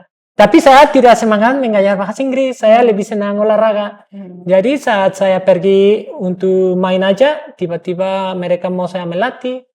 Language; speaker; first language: Indonesian; non-native, fluent; English